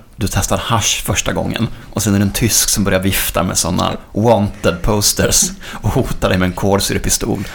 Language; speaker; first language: Swedish; native; Swedish